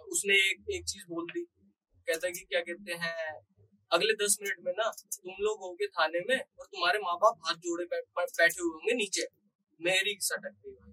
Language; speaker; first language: Hindi; native; Hindi